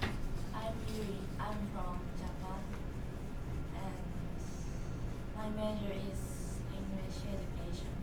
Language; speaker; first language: English; non-native, learner; Japanese